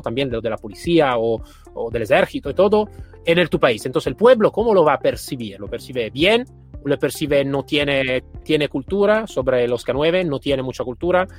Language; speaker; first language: Spanish; non-native, fluent; Italian